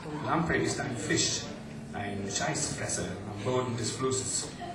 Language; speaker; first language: German; non-native, learner; English